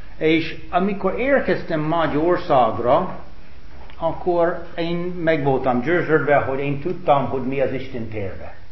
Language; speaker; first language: Hungarian; non-native, fluent; English